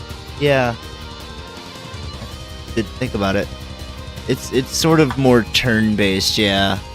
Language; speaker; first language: English; native; English